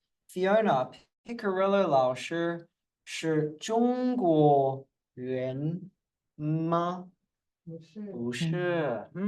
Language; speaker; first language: Chinese; non-native, fluent; English